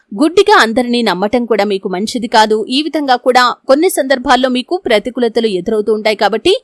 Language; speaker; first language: Telugu; native; Telugu